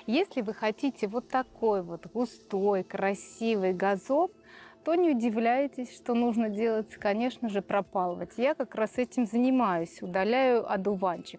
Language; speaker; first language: Russian; native; Russian